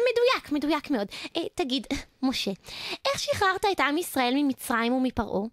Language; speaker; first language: Hebrew; native; Hebrew